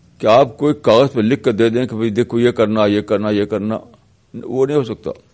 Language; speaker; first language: Urdu; native; Urdu